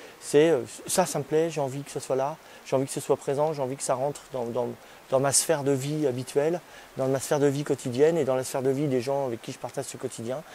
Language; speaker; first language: French; native; French